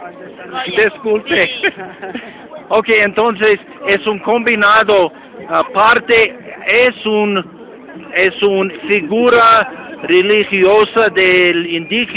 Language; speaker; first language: Spanish; non-native, learner; English